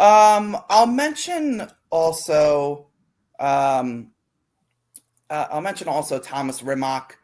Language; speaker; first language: English; native; English